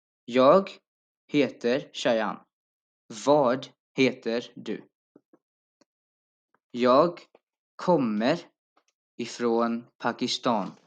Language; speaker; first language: Swedish; non-native, fluent; Urdu